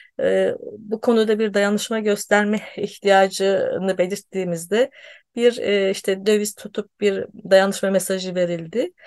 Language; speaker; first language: Turkish; native; Turkish